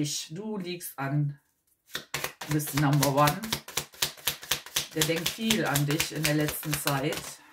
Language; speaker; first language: German; native; German